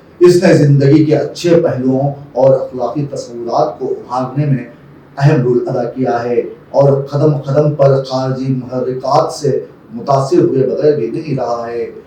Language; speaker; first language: Urdu; native; Urdu